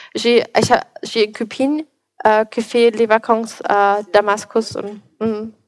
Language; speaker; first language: French; non-native, learner; German